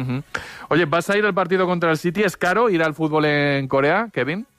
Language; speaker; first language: Spanish; native; Spanish